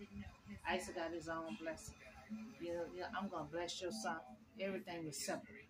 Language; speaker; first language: English; native; English